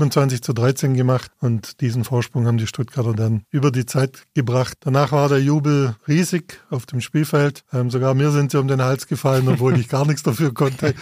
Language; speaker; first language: German; native; German